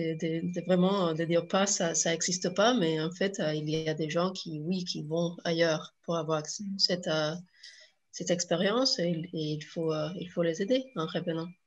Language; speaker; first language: French; non-native, fluent; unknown